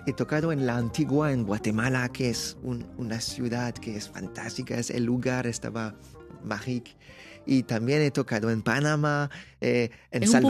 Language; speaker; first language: Spanish; non-native, learner; French